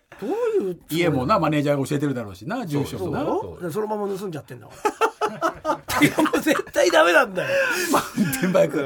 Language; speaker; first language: Japanese; native; Japanese